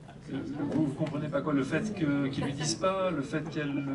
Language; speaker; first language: French; native; French